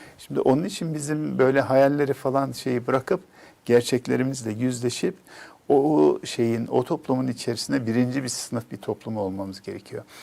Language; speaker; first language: Turkish; native; Turkish